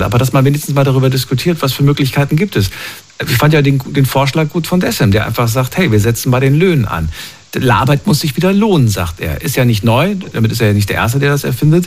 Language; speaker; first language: German; native; German